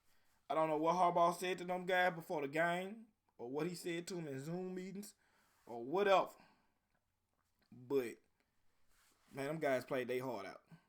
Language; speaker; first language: English; native; English